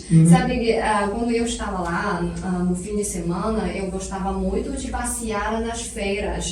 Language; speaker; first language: Portuguese; non-native, fluent; Chinese